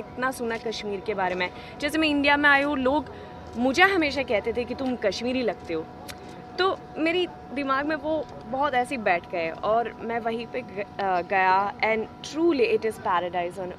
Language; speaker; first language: Hindi; non-native, learner; Swedish